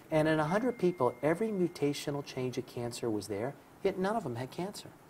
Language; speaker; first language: English; native; English